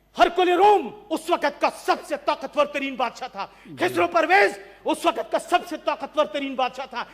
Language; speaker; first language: Urdu; non-native, local second language; Pashto